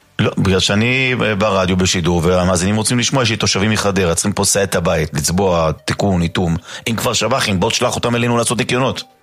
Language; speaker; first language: Hebrew; native; Hebrew